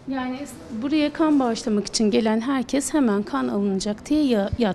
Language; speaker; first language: Turkish; native; Turkish